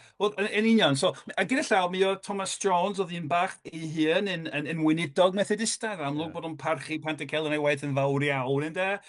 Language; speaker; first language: Welsh; non-native, fluent; English